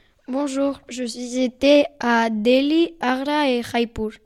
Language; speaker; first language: French; non-native, fluent; Spanish